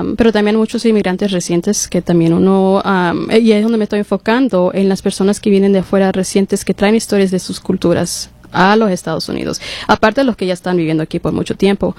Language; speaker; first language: Spanish; early bilingual, heritage; English